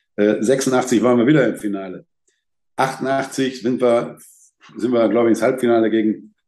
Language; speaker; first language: German; native; German